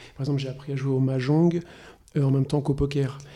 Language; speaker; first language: French; native; French